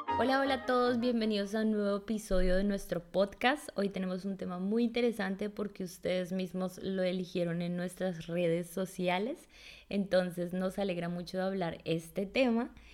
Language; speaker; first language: Spanish; native; Spanish